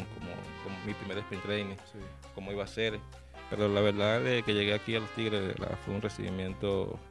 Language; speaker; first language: Spanish; native; Spanish